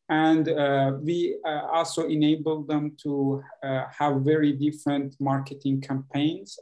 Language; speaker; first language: English; non-native, fluent; Persian